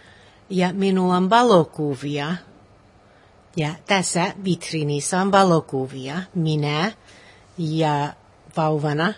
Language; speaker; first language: Finnish; non-native, learner; English